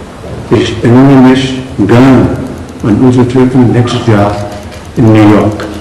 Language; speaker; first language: German; non-native, learner; Punjabi